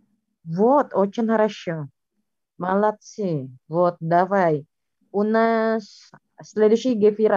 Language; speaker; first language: Russian; non-native, fluent; Indonesian